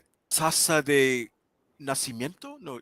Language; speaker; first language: Spanish; non-native, learner; English